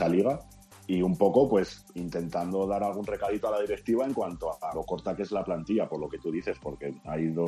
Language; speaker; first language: Spanish; native; Spanish